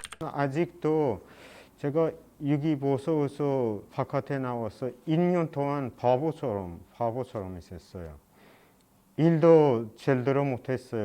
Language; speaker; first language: Korean; non-native, learner; Persian